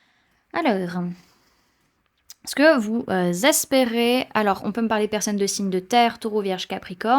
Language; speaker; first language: French; native; French